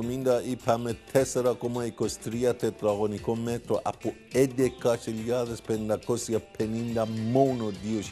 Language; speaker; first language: Greek; non-native, learner; Persian